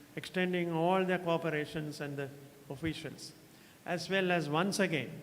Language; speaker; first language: English; non-native, local second language; Sinhala